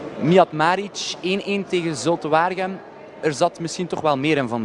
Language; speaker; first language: Dutch; native; Dutch